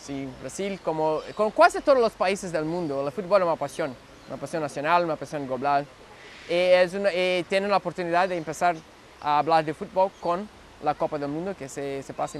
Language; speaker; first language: Spanish; non-native, learner; Portuguese